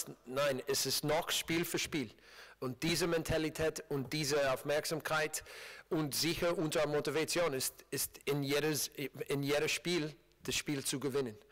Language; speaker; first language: German; non-native, learner; English